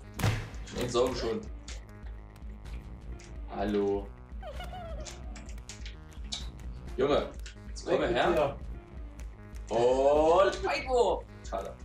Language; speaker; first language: German; native; German